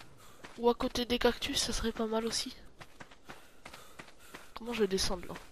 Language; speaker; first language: French; native; French